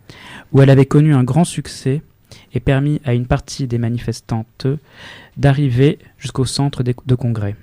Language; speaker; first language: French; native; French